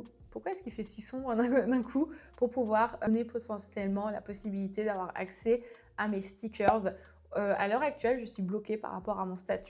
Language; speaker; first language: French; native; French